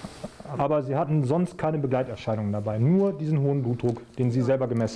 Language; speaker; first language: German; native; German